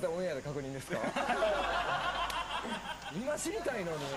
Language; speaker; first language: Japanese; native; Japanese